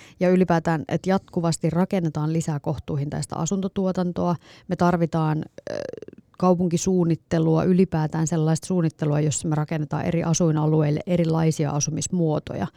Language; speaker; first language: Finnish; native; Finnish